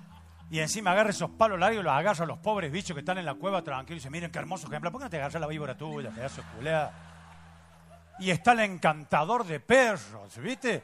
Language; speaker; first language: Spanish; native; Spanish